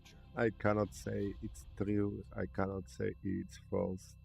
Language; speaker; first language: English; non-native, learner; Slovak